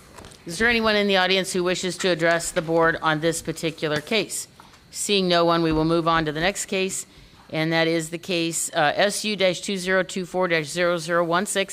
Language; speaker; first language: English; native; English